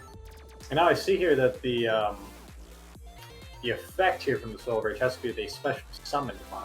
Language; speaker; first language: English; native; English